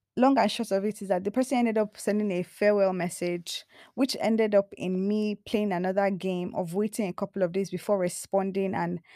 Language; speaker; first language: English; non-native, local second language; Yoruba